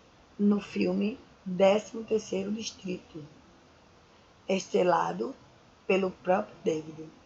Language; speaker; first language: Portuguese; native; Portuguese